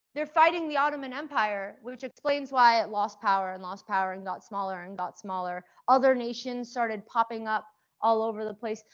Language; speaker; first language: English; early bilingual, other home language; Persian